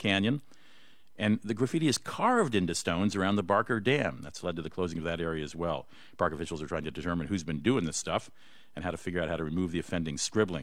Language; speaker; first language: English; native; English